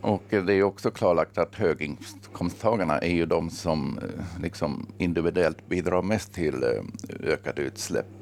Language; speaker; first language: Swedish; native; Swedish